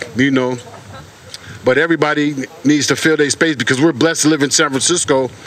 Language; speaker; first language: English; native; English